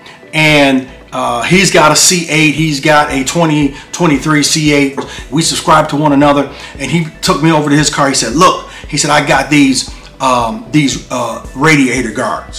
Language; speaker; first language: English; native; English